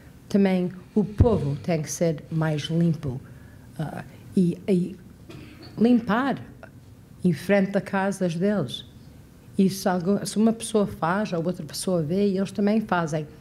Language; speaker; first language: Portuguese; native; Portuguese